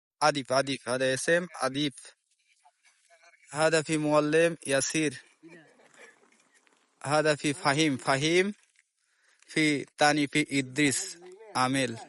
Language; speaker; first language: Arabic; non-native, learner; Bangla